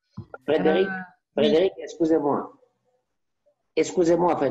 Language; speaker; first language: French; non-native, learner; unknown